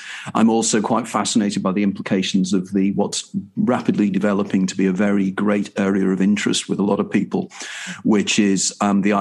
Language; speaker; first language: English; native; English